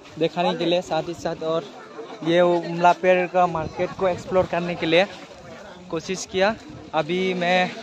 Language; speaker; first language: Hindi; non-native, local second language; Khasi